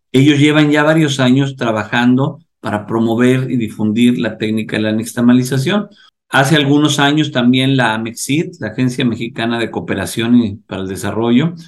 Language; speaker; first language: Spanish; native; Spanish